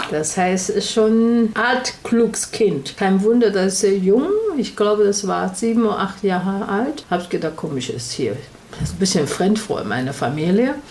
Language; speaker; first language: German; non-native, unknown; Chinese